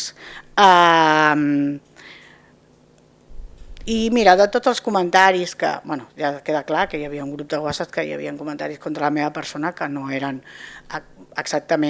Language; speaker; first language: Catalan; non-native, local second language; Spanish